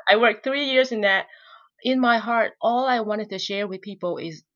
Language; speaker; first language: English; non-native, local second language; Chinese